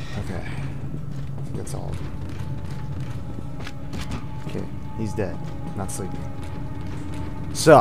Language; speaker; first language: English; native; English